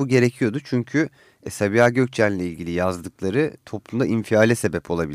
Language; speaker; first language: Turkish; native; Turkish